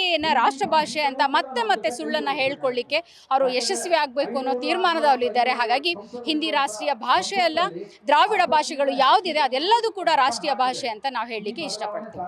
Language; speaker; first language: Kannada; native; Kannada